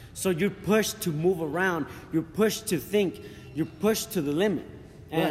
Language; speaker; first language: English; early bilingual, other home language; Spanish